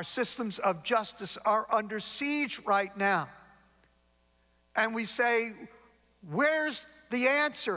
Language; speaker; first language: English; native; English